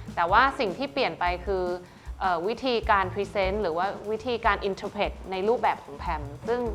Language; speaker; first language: Thai; early bilingual, other home language; Chinese